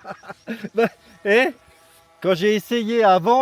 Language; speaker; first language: French; native; French